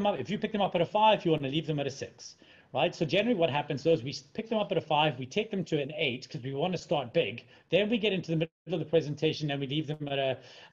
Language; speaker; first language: English; native; English